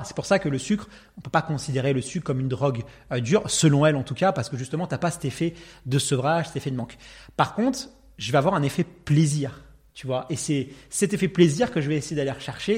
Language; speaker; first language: French; native; French